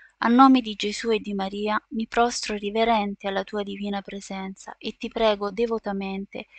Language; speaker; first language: Italian; native; Italian